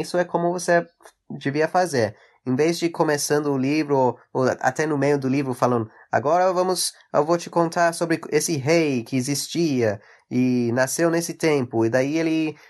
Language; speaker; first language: Portuguese; early bilingual, heritage; English